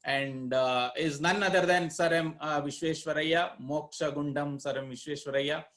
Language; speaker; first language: English; non-native, local second language; Kannada